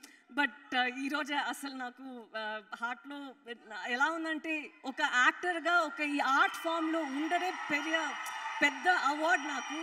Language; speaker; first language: Telugu; non-native, learner; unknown